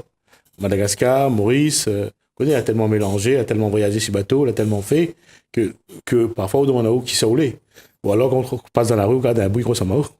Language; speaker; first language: French; non-native, local second language; Réunion Creole French